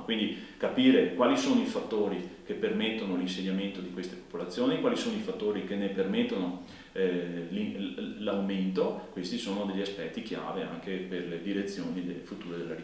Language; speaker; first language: Italian; native; Italian